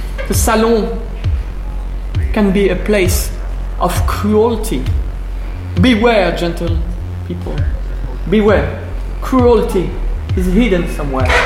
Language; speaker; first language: English; non-native, fluent; French